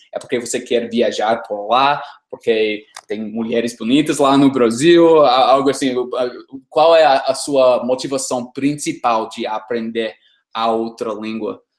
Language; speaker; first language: Portuguese; non-native, fluent; English